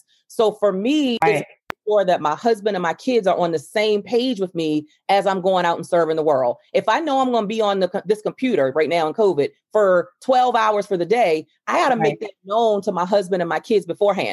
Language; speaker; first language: English; native; English